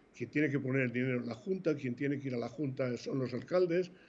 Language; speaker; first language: Spanish; native; Spanish